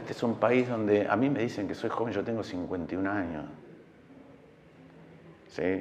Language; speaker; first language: Spanish; native; Spanish